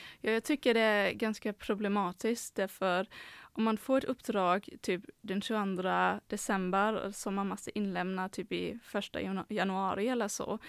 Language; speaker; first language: Swedish; non-native, fluent; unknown